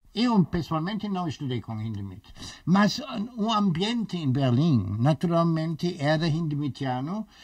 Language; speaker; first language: Portuguese; non-native, fluent; German